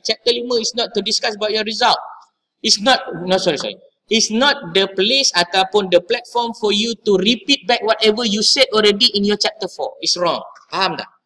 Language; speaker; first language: English; non-native, local second language; Malay